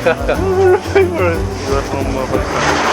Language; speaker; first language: English; non-native, learner; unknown